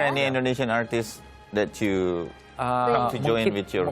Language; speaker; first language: English; non-native, learner; Indonesian